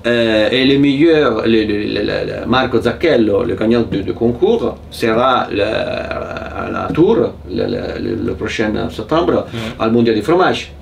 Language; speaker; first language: French; non-native, fluent; Italian